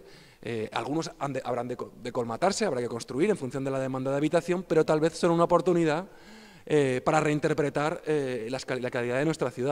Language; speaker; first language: Spanish; native; Spanish